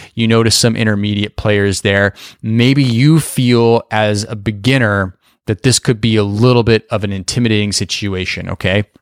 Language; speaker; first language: English; native; English